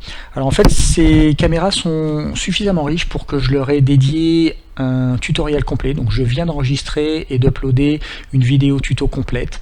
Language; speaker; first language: French; native; French